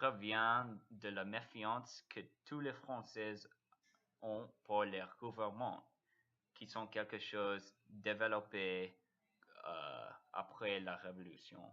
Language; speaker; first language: French; non-native, learner; English